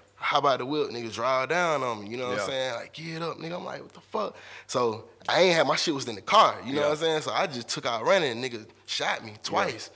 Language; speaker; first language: English; native; English